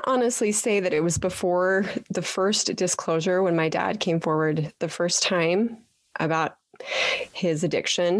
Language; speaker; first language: English; native; English